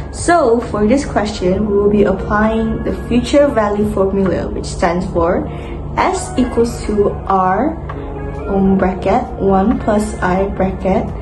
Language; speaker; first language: English; non-native, local second language; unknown